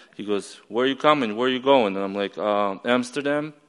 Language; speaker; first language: English; non-native, fluent; Ukrainian